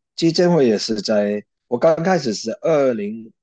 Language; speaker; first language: Chinese; non-native, local second language; Cantonese